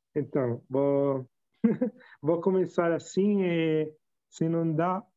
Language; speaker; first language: Portuguese; non-native, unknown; Italian